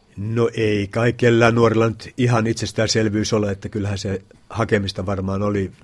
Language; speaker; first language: Finnish; native; Finnish